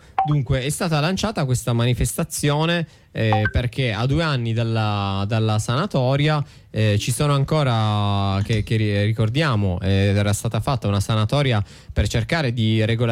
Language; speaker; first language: Italian; native; Italian